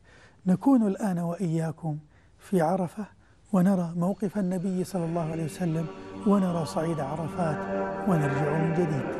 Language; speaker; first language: Arabic; native; Arabic